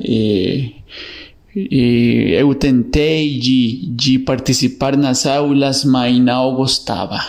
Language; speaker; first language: Portuguese; non-native, learner; Spanish